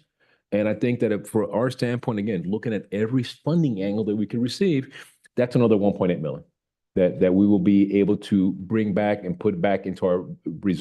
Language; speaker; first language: English; native; English